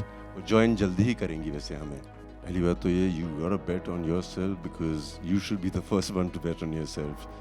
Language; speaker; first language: Hindi; native; Hindi